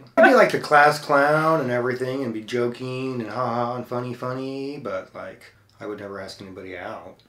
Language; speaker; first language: English; native; English